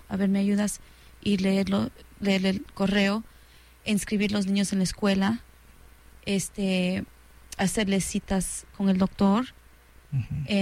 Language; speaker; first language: Spanish; early bilingual, heritage; Spanish